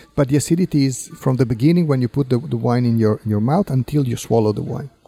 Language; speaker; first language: English; non-native, fluent; Italian